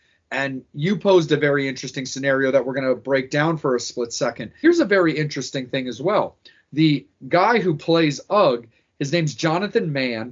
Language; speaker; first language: English; native; English